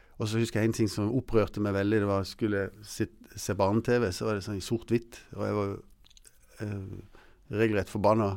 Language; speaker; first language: Norwegian; early bilingual, other home language; English